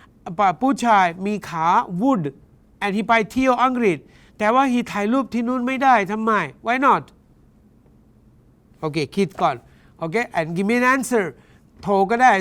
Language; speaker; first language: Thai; non-native, learner; English